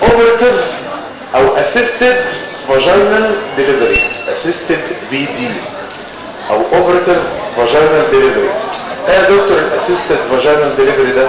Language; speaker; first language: Arabic; native; Arabic